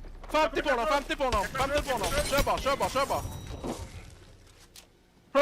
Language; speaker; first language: Swedish; native; Swedish